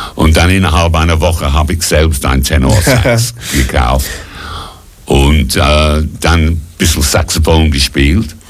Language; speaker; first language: German; non-native, fluent; English